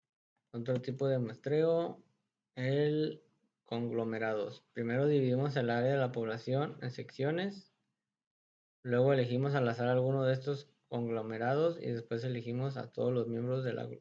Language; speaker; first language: Spanish; native; Spanish